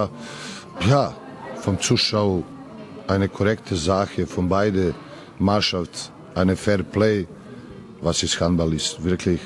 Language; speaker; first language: German; non-native, learner; Serbian